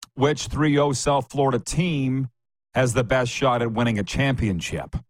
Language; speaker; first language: English; native; English